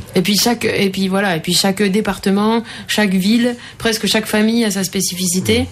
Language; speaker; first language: French; native; French